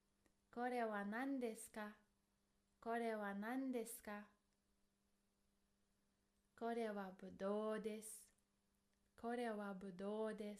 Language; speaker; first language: Japanese; non-native, fluent; English